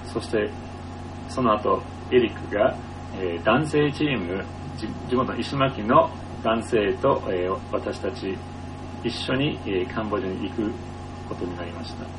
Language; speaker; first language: Japanese; non-native, fluent; English